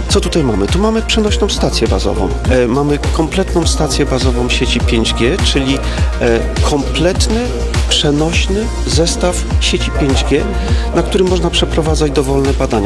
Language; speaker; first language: Polish; native; Polish